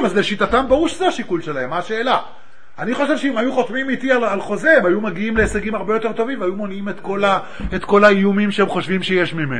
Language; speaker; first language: Hebrew; native; Hebrew